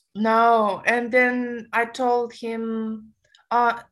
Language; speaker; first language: English; non-native, fluent; Romanian